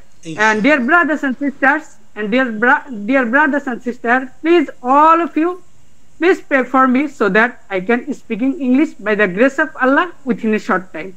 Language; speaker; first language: English; non-native, learner; Bangla